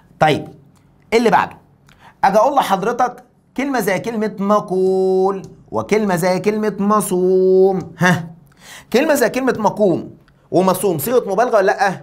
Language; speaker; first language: Arabic; native; Arabic